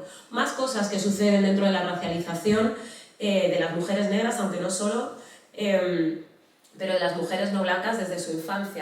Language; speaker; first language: Spanish; native; Spanish